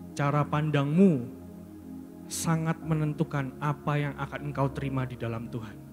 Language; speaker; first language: Indonesian; native; Indonesian